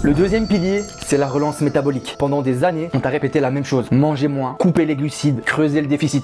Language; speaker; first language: French; native; French